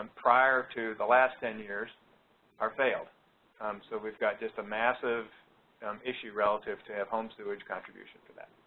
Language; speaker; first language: English; native; English